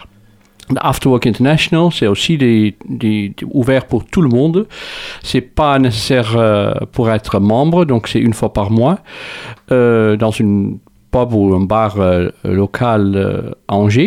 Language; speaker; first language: French; non-native, fluent; Dutch